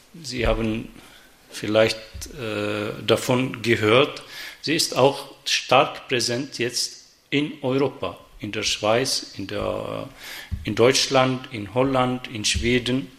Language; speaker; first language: German; non-native, fluent; Arabic